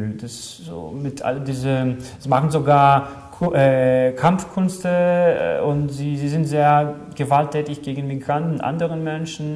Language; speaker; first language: German; non-native, fluent; Greek